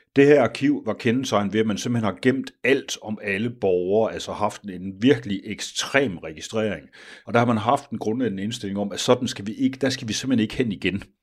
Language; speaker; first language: Danish; native; Danish